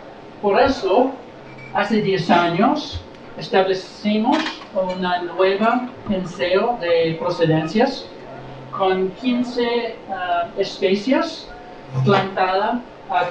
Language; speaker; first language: Spanish; non-native, learner; English